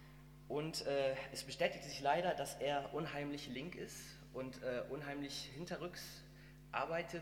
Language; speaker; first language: German; native; German